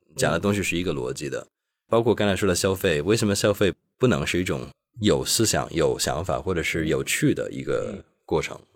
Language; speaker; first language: Chinese; non-native, local second language; Cantonese